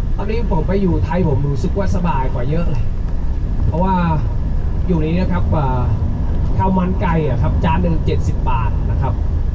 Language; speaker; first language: Thai; non-native, fluent; Vietnamese